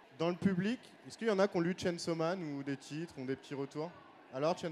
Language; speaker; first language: French; native; French